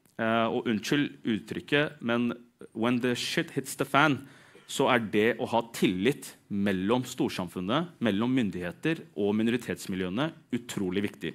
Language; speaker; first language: Norwegian; early bilingual, other home language; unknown